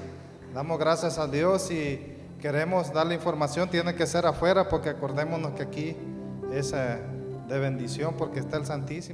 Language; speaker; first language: Spanish; native; Spanish